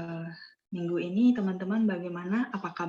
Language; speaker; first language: Indonesian; native; Indonesian